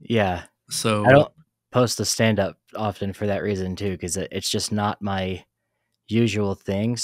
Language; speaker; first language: English; native; English